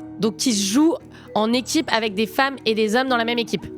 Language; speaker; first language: French; native; French